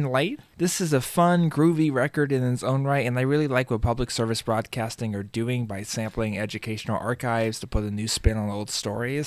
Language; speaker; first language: English; native; English